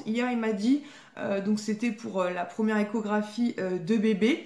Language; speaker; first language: French; native; French